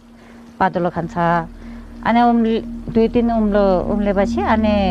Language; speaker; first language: Nepali; non-native, local second language; Sherpa